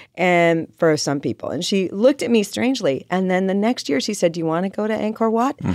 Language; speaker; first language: English; native; English